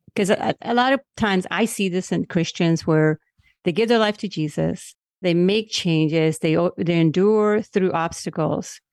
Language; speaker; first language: English; non-native, fluent; Spanish